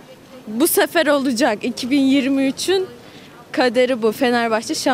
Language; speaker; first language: Turkish; native; Turkish